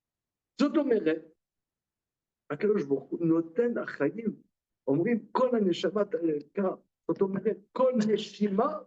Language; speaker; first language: Hebrew; non-native, fluent; French